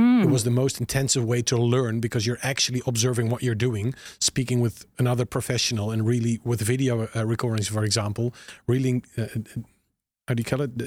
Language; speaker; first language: English; non-native, fluent; Dutch